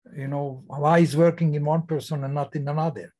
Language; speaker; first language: English; non-native, fluent; Hungarian